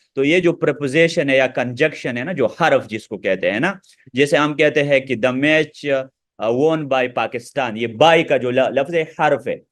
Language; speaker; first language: Urdu; non-native, local second language; Pashto